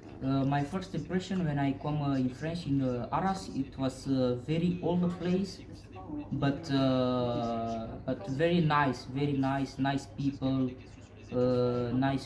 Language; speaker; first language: English; non-native, learner; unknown